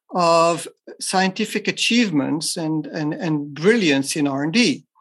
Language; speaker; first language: English; non-native, fluent; French